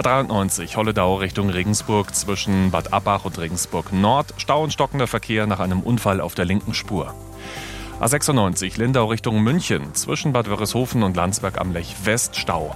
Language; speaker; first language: German; native; German